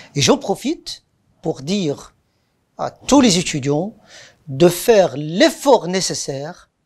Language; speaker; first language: French; non-native, local second language; Arabic